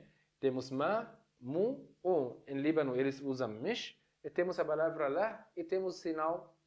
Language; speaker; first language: Portuguese; non-native, fluent; Arabic